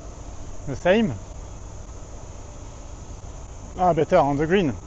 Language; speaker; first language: English; non-native, learner; French